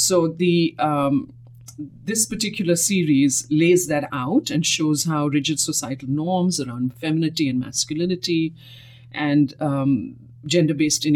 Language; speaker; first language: English; non-native, local second language; Hindi